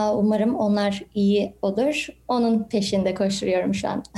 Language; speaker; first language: Turkish; early bilingual, heritage; Turkish